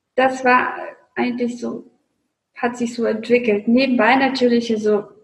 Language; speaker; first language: German; non-native, fluent; Russian